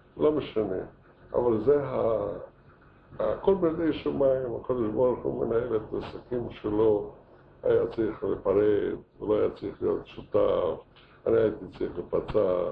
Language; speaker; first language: Hebrew; non-native, fluent; Yiddish